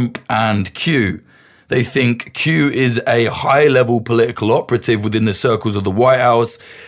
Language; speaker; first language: English; native; English